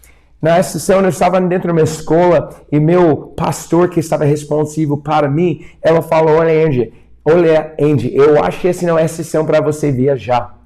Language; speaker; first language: Portuguese; non-native, fluent; English